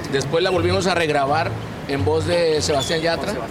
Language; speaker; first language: Spanish; native; Spanish